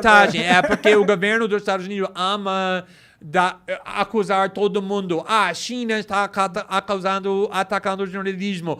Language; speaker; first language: Portuguese; non-native, fluent; English